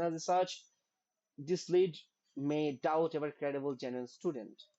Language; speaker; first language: English; non-native, local second language; Bangla